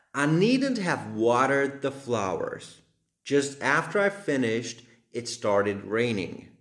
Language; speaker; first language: English; non-native, fluent; Slovak